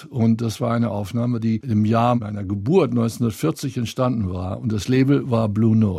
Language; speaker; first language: German; native; German